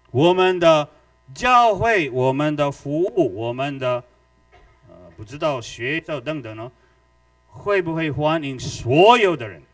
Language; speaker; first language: Chinese; non-native, fluent; Filipino